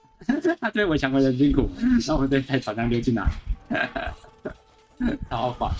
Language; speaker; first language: Chinese; native; Chinese